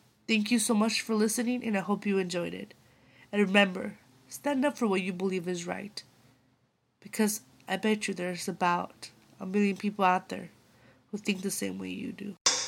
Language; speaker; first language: English; early bilingual, other home language; Spanish